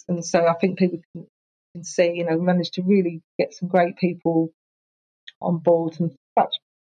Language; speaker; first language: English; native; English